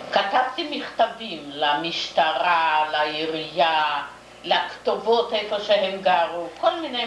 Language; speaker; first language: Hebrew; non-native, fluent; Yiddish